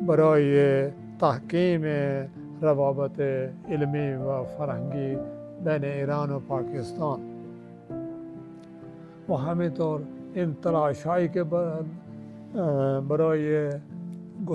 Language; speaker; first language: Persian; non-native, fluent; Urdu